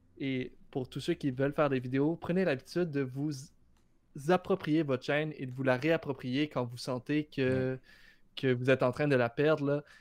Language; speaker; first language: French; native; French